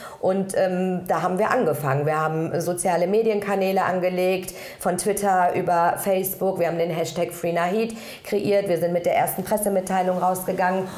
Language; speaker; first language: German; early bilingual, other home language; Persian